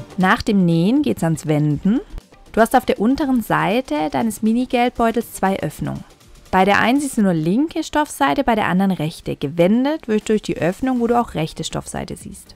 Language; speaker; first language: German; native; German